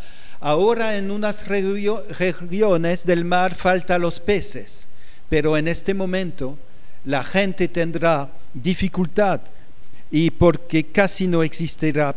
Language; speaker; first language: Spanish; non-native, fluent; French